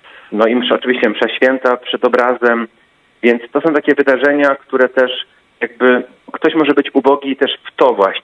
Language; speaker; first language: Polish; native; Polish